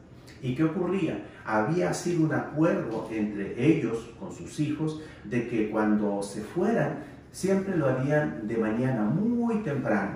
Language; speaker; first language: Spanish; native; Spanish